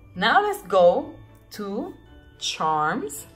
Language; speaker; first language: English; non-native, local second language; Spanish